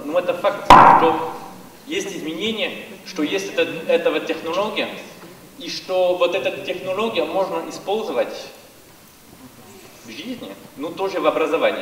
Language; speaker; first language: Russian; non-native, fluent; French